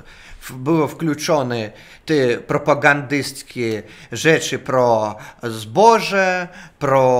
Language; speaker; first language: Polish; non-native, fluent; Russian